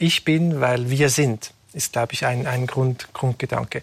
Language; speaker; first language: German; native; German